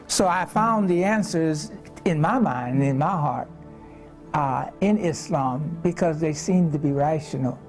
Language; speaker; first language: English; native; English